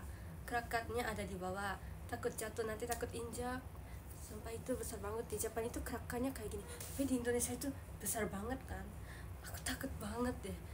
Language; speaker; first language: Indonesian; non-native, learner; Japanese